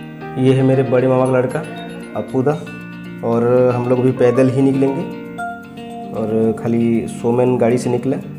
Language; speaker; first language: Hindi; non-native, local second language; Bangla